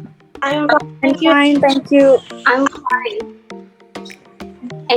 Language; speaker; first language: English; non-native, learner; Indonesian